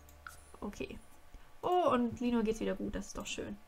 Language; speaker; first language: German; native; German